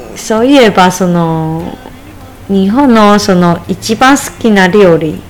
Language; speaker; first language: Japanese; non-native, fluent; Chinese